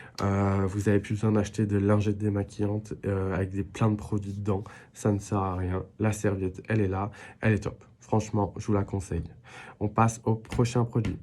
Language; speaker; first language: French; native; French